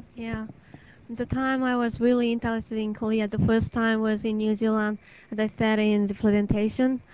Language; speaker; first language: English; non-native, fluent; Japanese